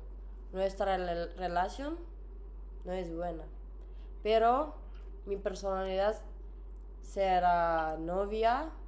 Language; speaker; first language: Spanish; non-native, learner; English